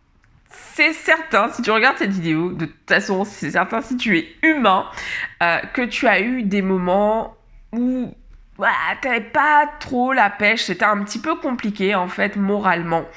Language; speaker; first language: French; native; French